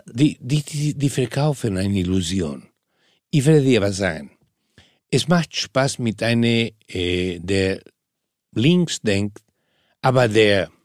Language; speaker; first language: German; non-native, fluent; Spanish